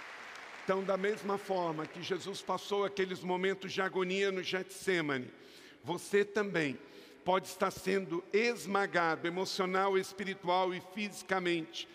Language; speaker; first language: Portuguese; native; Portuguese